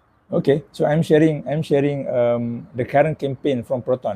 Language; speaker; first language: English; non-native, local second language; Malay